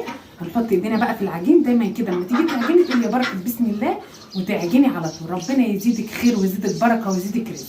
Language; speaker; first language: Arabic; native; Arabic